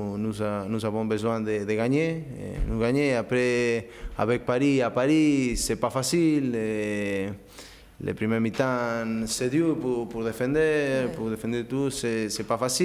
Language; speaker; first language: French; non-native, learner; Spanish